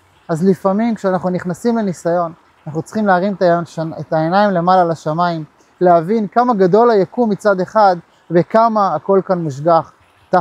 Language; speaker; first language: Hebrew; native; Hebrew